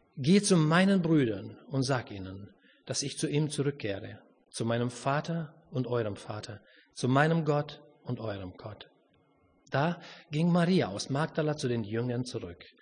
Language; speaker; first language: German; non-native, fluent; Romanian